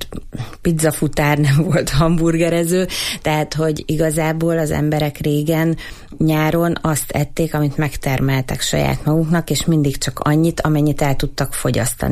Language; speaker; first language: Hungarian; native; Hungarian